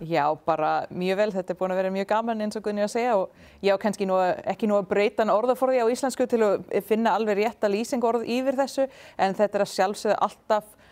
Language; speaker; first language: Icelandic; non-native, fluent; English